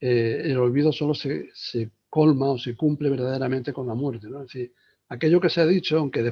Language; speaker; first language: Spanish; native; Spanish